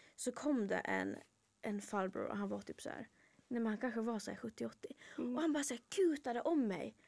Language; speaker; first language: Swedish; native; Swedish